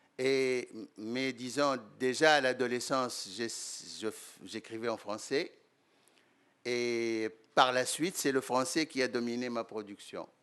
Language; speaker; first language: French; non-native, local second language; Arabic